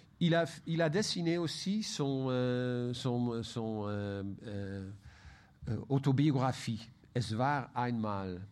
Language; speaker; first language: French; non-native, fluent; Dutch